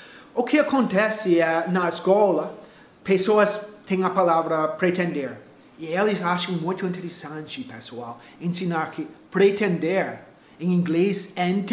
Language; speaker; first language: Portuguese; non-native, fluent; English